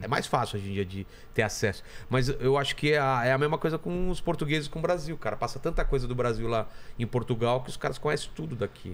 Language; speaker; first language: Portuguese; native; Portuguese